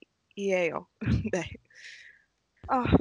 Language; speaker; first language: Korean; non-native, learner; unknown